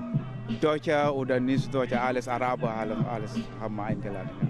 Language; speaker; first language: German; non-native, learner; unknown